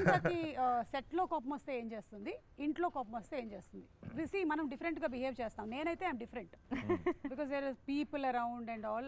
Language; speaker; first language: Telugu; native; Telugu